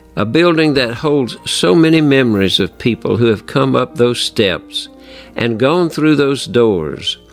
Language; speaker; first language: English; native; English